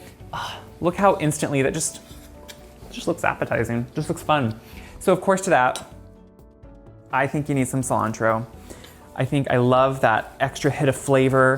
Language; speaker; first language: English; native; English